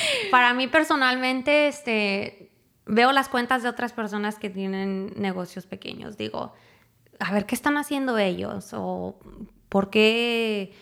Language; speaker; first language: Spanish; early bilingual, heritage; Spanish